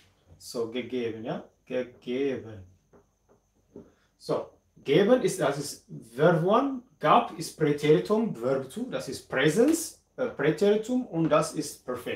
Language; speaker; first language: German; non-native, fluent; Amharic